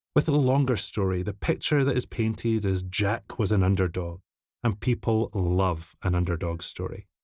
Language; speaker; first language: English; native; English